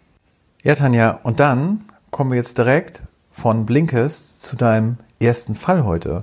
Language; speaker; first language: German; native; German